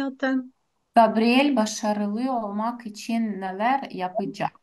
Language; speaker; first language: Turkish; non-native, learner; Ukrainian